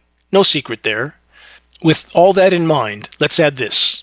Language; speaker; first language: English; native; English